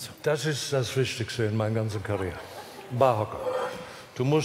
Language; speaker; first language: German; non-native, fluent; English